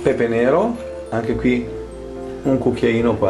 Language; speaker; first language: Italian; native; Italian